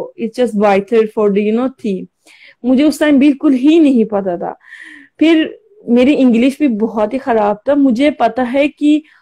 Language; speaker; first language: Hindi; non-native, learner; Turkish